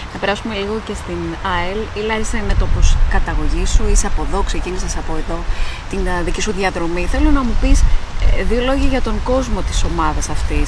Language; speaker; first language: Greek; native; Greek